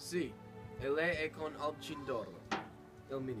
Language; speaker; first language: Italian; non-native, learner; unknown